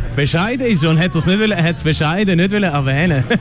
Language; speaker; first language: German; native; German